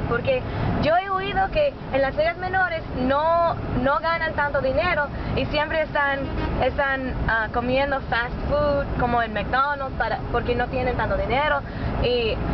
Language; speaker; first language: Spanish; non-native, learner; English